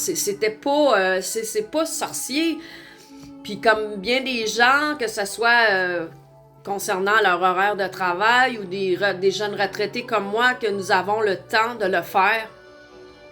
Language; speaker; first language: French; native; French